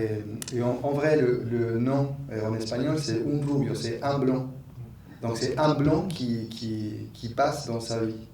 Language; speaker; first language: French; non-native, fluent; Spanish